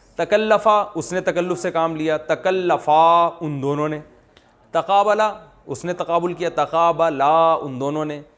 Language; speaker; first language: Urdu; native; Urdu